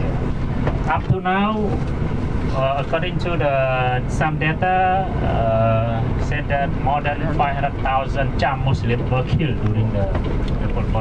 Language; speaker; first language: English; non-native, local second language; Khmer